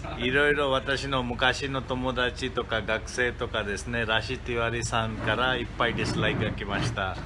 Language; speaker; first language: Japanese; non-native, fluent; Hindi